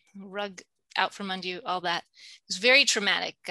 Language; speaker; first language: English; native; English